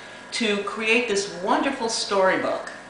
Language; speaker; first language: English; native; English